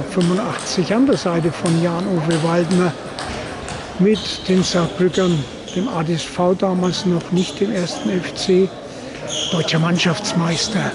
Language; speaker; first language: German; native; German